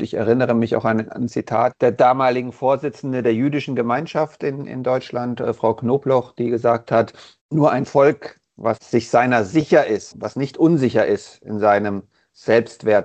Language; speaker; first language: German; native; German